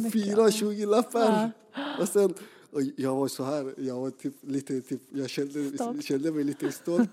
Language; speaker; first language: Swedish; non-native, fluent; Persian